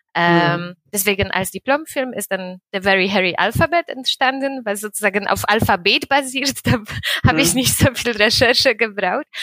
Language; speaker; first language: German; non-native, fluent; Polish